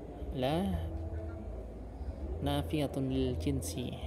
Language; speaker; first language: Arabic; non-native, fluent; Indonesian